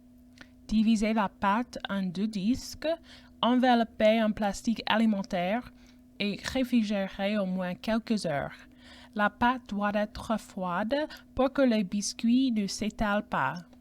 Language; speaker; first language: French; non-native, fluent; English